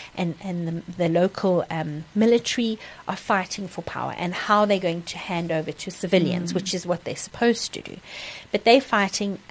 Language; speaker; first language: English; native; English